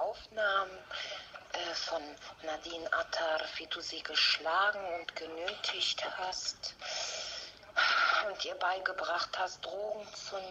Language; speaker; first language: German; native; German